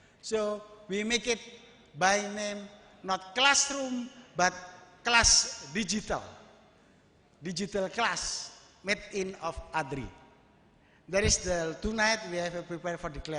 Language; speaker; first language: English; non-native, learner; Indonesian